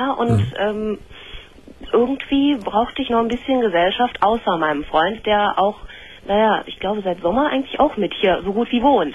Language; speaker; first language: German; native; German